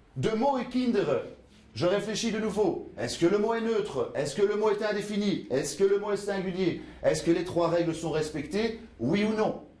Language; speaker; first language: French; native; French